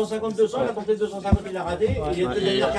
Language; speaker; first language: French; native; French